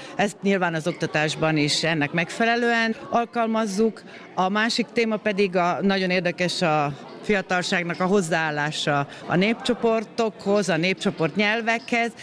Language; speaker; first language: Hungarian; native; Hungarian